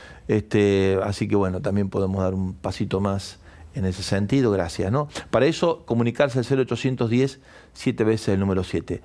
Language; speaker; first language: Spanish; native; Spanish